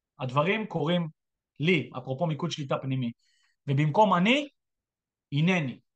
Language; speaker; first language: Hebrew; native; Hebrew